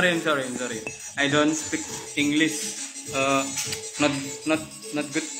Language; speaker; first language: English; non-native, learner; Indonesian